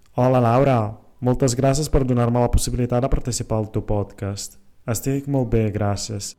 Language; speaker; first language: Catalan; non-native, fluent; Italian